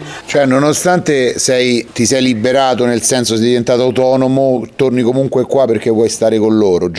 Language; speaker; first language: Italian; native; Italian